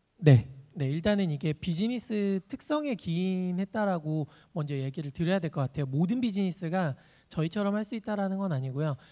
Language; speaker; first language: Korean; native; Korean